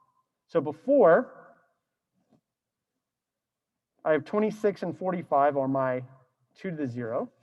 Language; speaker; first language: English; native; English